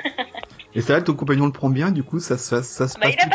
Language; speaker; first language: French; native; French